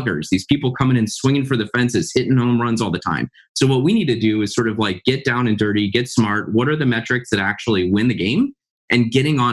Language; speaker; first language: English; native; English